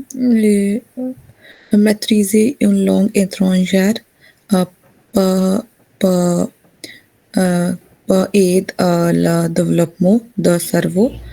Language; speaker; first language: French; non-native, learner; Hindi